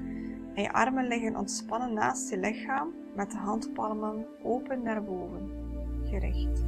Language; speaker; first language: Dutch; native; Dutch